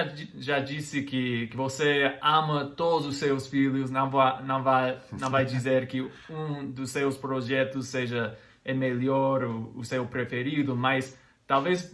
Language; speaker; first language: Portuguese; non-native, fluent; English